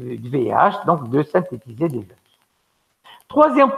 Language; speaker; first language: French; non-native, local second language; Arabic